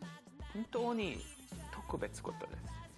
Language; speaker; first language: Japanese; non-native, fluent; Korean